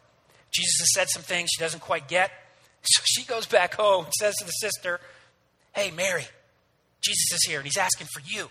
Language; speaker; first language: English; native; English